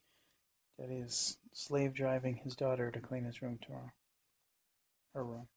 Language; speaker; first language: English; native; English